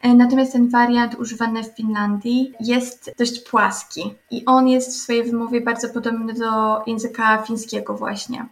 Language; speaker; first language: Polish; native; Polish